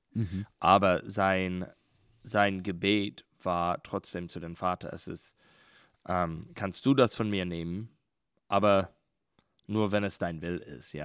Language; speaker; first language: German; non-native, learner; English